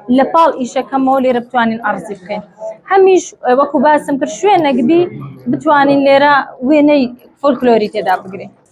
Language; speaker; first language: Central Kurdish; native; Central Kurdish